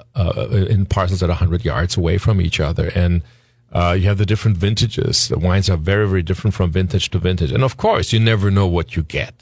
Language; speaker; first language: English; non-native, fluent; German